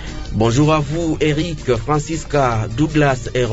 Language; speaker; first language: French; non-native, local second language; Swahili